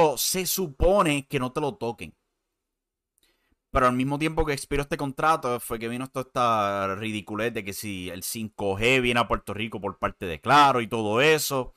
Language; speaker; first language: Spanish; native; Spanish